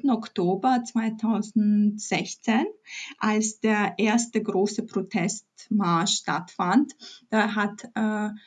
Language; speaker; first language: German; early bilingual, other home language; Polish